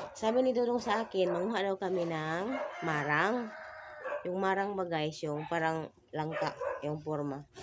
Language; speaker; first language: Filipino; non-native, local second language; Cebuano